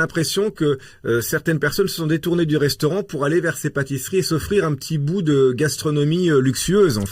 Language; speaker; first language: French; native; French